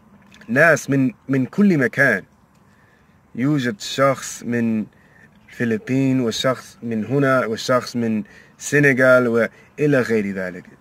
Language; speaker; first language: Arabic; non-native, learner; English